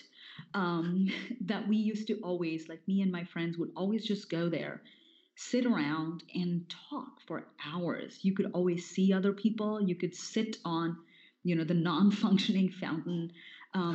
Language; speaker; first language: English; non-native, local second language; Hindi